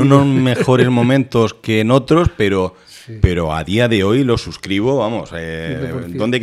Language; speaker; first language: Spanish; native; Spanish